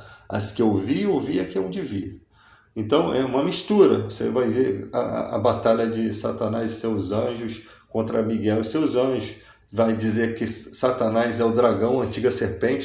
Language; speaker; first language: Portuguese; native; Portuguese